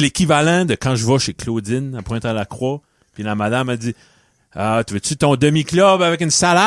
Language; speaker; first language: French; native; French